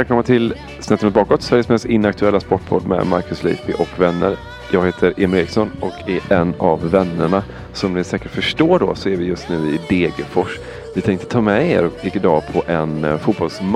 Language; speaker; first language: Swedish; native; Swedish